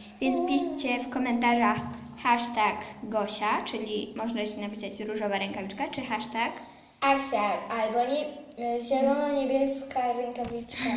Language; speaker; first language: Polish; early bilingual, heritage; Polish